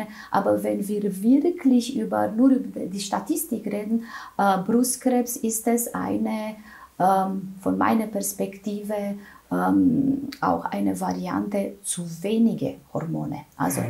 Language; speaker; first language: German; non-native, fluent; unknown